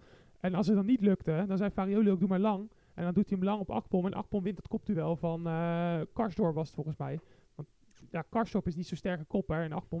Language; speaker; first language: Dutch; native; Dutch